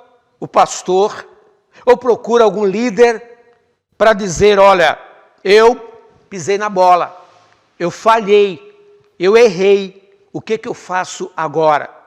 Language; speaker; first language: Portuguese; native; Portuguese